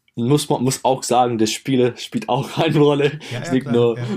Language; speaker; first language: German; non-native, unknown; English